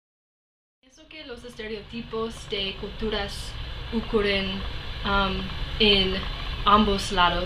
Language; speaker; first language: Spanish; early bilingual, heritage; Spanish